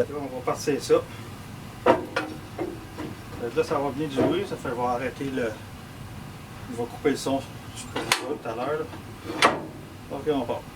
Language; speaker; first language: French; native; French